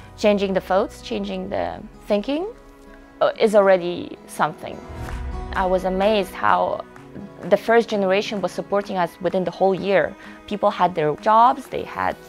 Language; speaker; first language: English; non-native, fluent; Russian